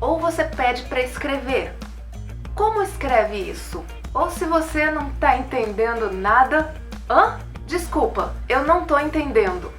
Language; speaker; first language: Portuguese; native; Portuguese